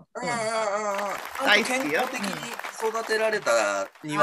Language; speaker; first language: Japanese; native; Japanese